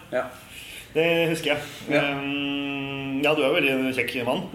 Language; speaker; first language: Norwegian; native; Norwegian